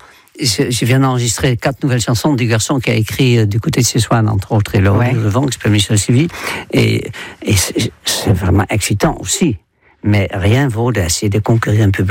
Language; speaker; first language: French; non-native, fluent; Dutch